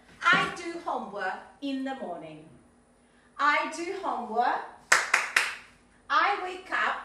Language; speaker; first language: English; non-native, fluent; Spanish